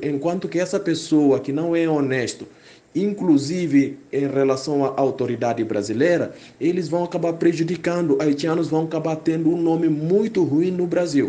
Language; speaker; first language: Portuguese; non-native, fluent; Haitian Creole